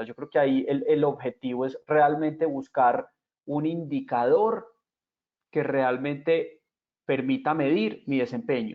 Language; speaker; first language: Spanish; native; Spanish